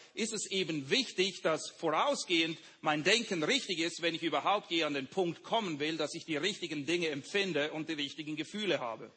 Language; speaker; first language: German; native; German